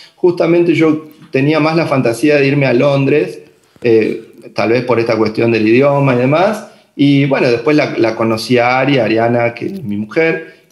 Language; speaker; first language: Spanish; native; Spanish